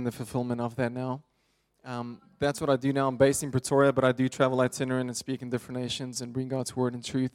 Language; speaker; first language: English; non-native, local second language; Afrikaans